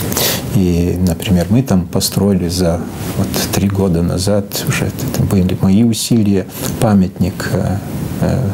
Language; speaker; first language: Russian; non-native, fluent; Lithuanian